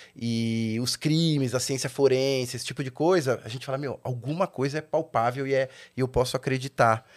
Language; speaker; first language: Portuguese; native; Portuguese